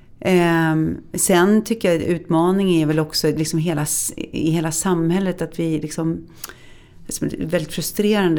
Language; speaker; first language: Swedish; native; Swedish